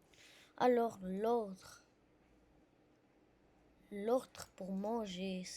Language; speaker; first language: French; non-native, learner; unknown